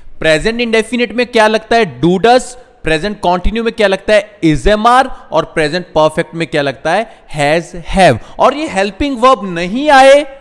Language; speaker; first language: Hindi; non-native, local second language; Punjabi